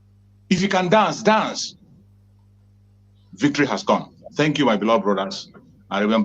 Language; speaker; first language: English; non-native, local second language; Igbo